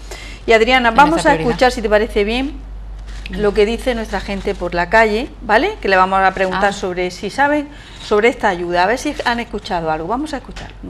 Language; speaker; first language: Spanish; native; Spanish